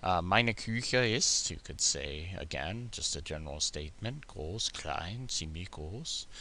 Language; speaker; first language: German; non-native, fluent; English